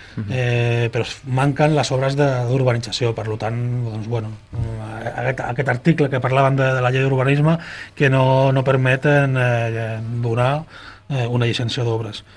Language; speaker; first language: Catalan; non-native, local second language; Spanish